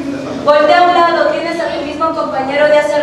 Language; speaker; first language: Spanish; native; Spanish